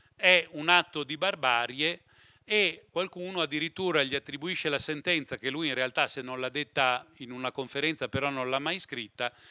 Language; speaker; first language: Italian; native; Italian